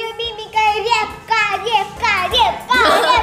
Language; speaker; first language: Russian; early bilingual, heritage; Russian